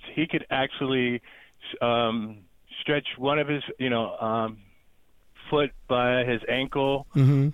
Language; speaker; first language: English; native; English